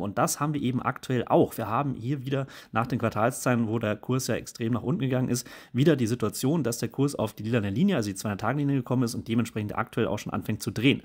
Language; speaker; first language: German; native; German